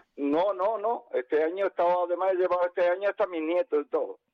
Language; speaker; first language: Spanish; native; Spanish